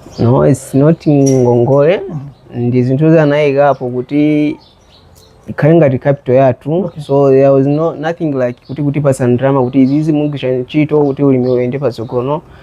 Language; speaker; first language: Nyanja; non-native, fluent; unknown